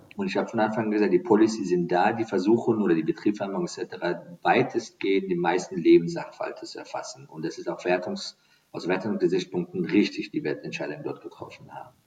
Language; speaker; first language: German; non-native, fluent; Persian